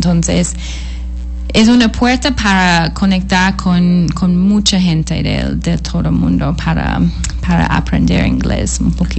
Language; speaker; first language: Spanish; non-native, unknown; English